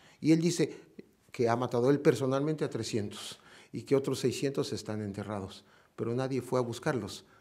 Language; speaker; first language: Spanish; native; Spanish